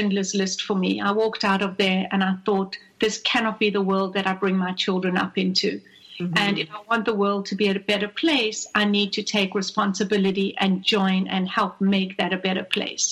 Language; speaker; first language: English; native; English